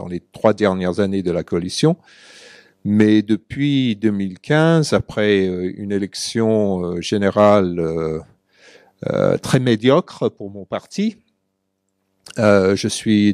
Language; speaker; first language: French; early bilingual, other home language; English